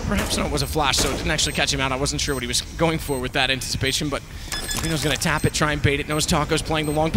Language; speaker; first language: English; native; English